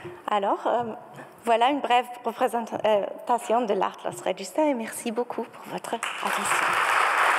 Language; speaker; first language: French; non-native, fluent; German